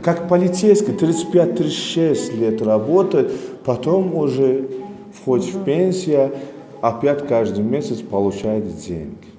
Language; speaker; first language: Russian; non-native, local second language; Azerbaijani